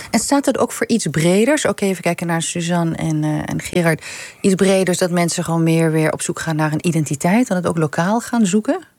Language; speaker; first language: Dutch; native; Dutch